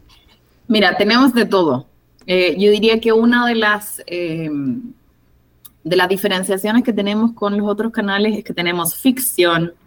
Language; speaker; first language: Spanish; native; Spanish